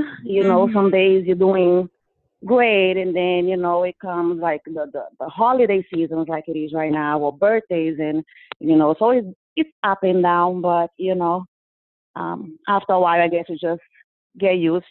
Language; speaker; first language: English; non-native, fluent; Portuguese